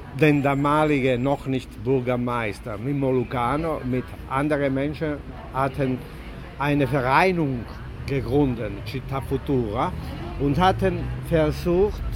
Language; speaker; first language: German; non-native, learner; Italian